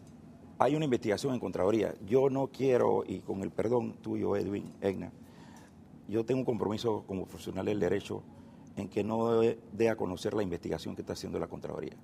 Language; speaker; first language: Spanish; native; Spanish